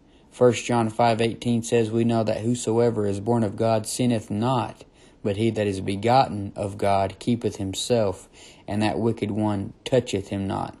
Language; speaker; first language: English; native; English